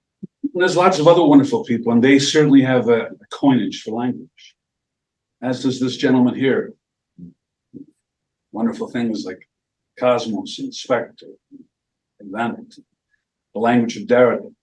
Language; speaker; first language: English; native; English